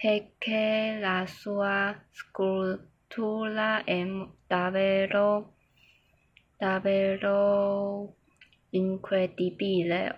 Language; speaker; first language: Italian; non-native, learner; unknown